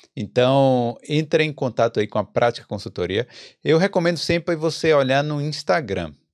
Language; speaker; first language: Portuguese; native; Portuguese